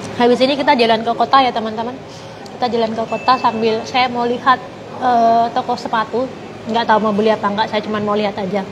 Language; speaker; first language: Indonesian; non-native, local second language; Javanese